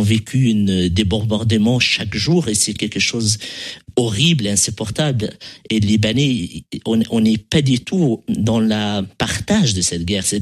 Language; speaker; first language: French; non-native, local second language; Arabic